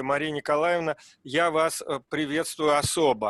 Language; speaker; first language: Russian; native; Russian